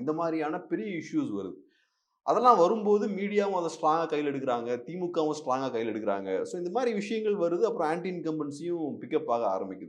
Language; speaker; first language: Tamil; native; Tamil